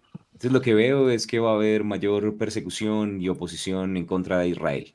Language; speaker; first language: Spanish; native; Spanish